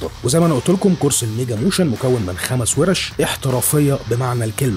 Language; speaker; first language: Arabic; native; Arabic